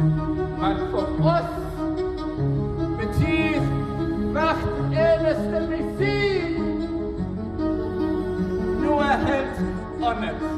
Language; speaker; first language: Norwegian; non-native, fluent; Persian